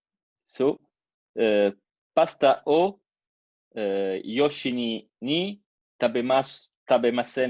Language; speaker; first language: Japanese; non-native, learner; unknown